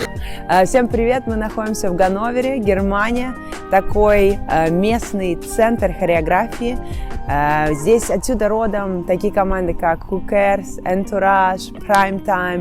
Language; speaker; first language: Russian; native; Russian